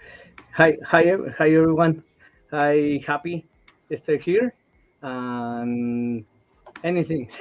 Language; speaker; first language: English; non-native, learner; Spanish